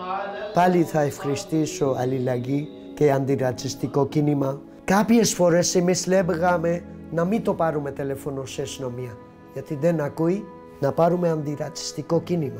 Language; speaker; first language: Greek; non-native, fluent; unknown